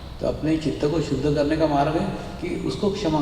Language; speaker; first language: Hindi; native; Hindi